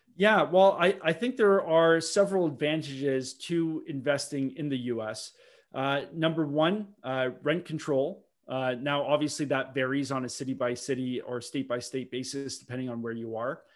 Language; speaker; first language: English; native; English